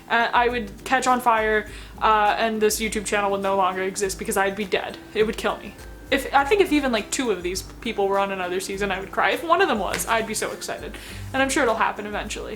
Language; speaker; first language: English; native; English